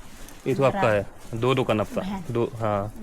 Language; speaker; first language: Hindi; non-native, local second language; Assamese